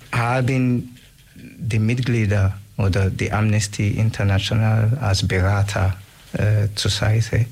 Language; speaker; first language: German; non-native, learner; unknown